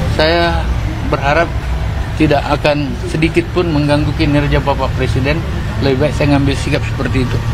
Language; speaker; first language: Indonesian; native; Indonesian